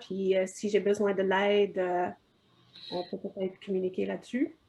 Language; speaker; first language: French; non-native, fluent; English